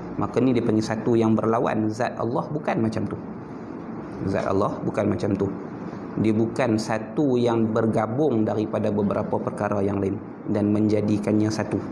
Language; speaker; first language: Malay; native; Malay